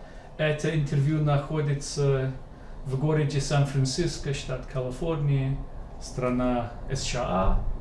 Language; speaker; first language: Russian; non-native, fluent; English